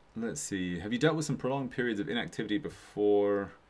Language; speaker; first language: English; native; English